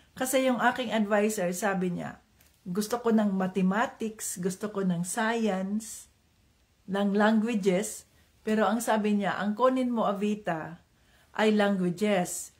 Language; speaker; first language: Filipino; non-native, local second language; Cebuano